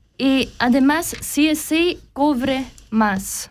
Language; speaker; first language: Spanish; non-native, learner; German